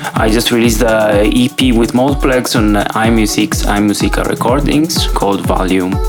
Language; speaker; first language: English; non-native, fluent; Italian